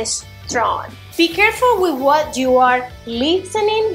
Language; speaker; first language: English; non-native, fluent; Spanish